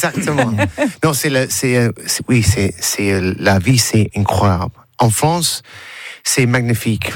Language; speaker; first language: French; non-native, learner; English